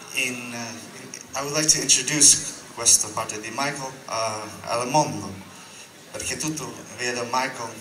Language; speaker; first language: Italian; non-native, learner; English